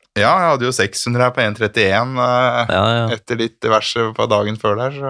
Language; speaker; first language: Norwegian; native; Norwegian